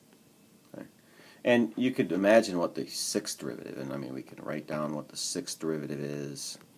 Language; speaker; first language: English; native; English